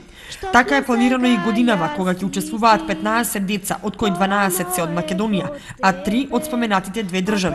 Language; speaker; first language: Macedonian; native; Macedonian